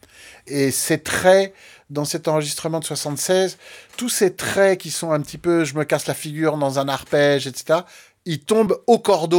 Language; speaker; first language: French; native; French